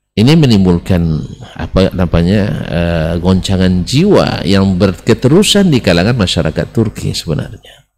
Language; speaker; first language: Indonesian; non-native, local second language; Minangkabau